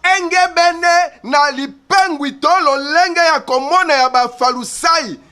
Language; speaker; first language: Lingala; native; Lingala